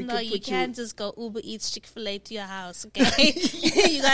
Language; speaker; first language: English; non-native, local second language; Dutch